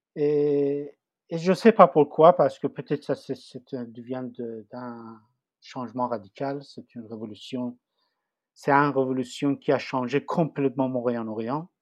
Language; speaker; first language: French; non-native, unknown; Persian